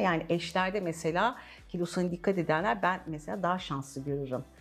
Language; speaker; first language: Turkish; native; Turkish